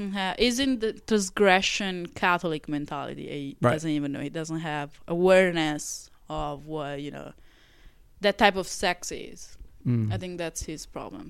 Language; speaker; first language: English; non-native, fluent; Italian